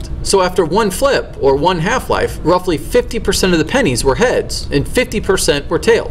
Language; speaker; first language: English; native; English